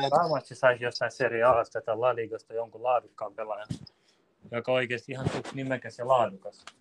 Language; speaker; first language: Finnish; early bilingual, other home language; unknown